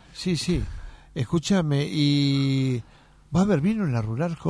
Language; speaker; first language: Spanish; native; Spanish